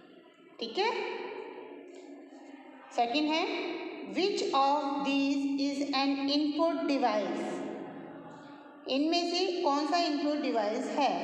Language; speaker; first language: Hindi; native; Hindi